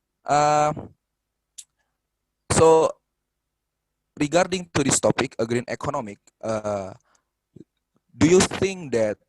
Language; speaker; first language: English; non-native, fluent; Indonesian